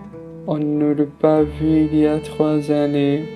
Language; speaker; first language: French; non-native, fluent; Arabic